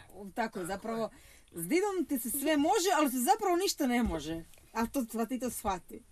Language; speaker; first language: Serbian; native; Serbian